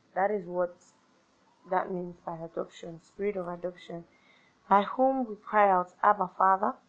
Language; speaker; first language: English; non-native, local second language; Yoruba